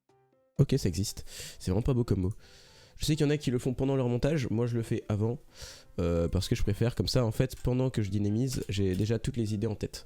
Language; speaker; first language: French; native; French